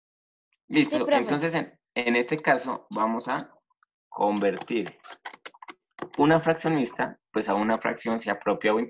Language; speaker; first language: Spanish; native; Spanish